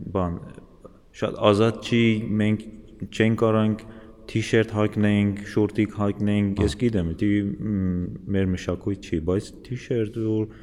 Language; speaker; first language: Armenian; non-native, learner; Persian